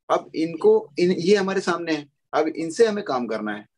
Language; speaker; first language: Hindi; native; Hindi